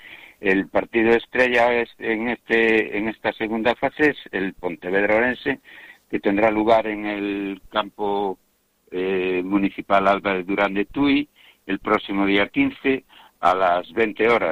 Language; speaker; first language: Spanish; native; Spanish